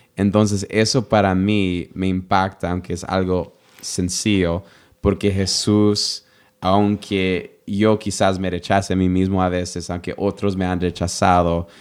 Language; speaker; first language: Spanish; early bilingual, heritage; Spanish